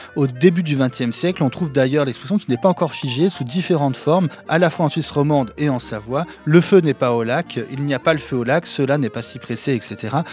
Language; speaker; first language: French; native; French